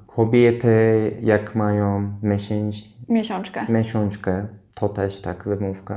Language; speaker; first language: Polish; non-native, fluent; Turkish